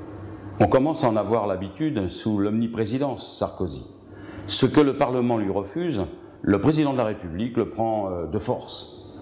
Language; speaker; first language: French; native; French